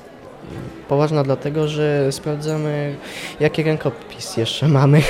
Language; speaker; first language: Polish; non-native, local second language; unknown